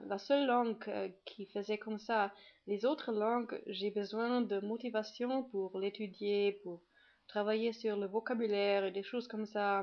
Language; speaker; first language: French; non-native, fluent; German